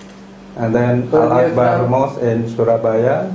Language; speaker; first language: English; non-native, fluent; Indonesian